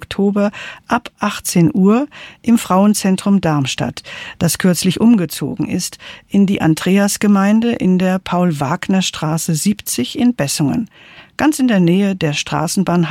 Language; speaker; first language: German; native; German